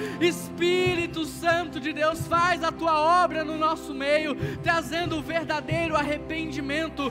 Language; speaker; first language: Portuguese; native; Portuguese